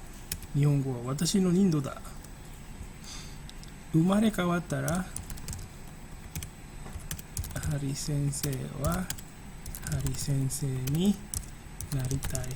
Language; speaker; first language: Japanese; non-native, fluent; Indonesian